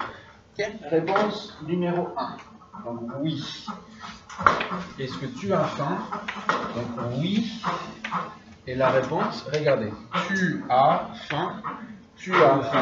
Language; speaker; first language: French; non-native, fluent; English